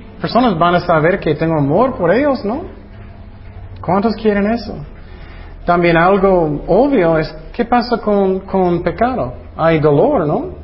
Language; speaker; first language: Spanish; non-native, fluent; English